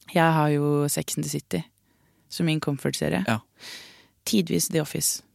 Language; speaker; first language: Norwegian; native; Norwegian